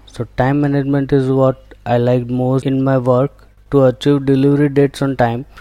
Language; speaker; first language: English; non-native, local second language; Gujarati